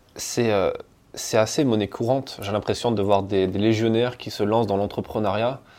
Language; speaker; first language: French; native; French